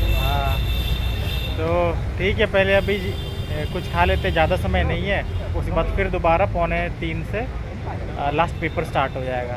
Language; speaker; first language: Hindi; native; Hindi